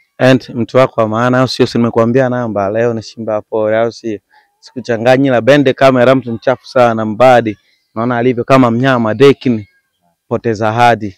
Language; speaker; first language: Swahili; native; Swahili